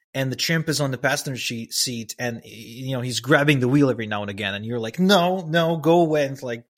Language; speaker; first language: English; early bilingual, other home language; Hebrew